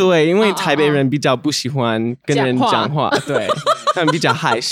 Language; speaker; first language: Chinese; non-native, learner; English